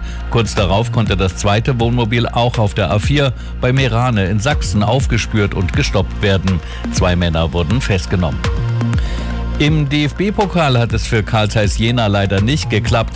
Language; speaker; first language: German; native; German